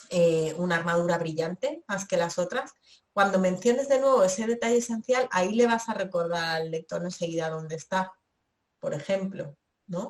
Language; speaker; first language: Spanish; native; Spanish